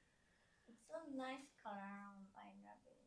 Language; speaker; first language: English; non-native, learner; Japanese